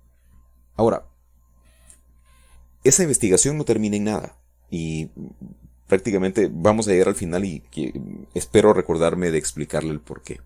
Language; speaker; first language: Spanish; native; Spanish